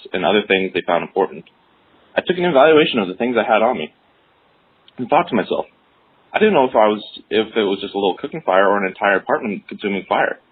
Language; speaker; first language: English; native; English